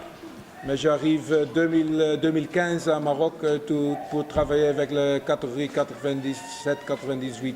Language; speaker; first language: French; non-native, fluent; Dutch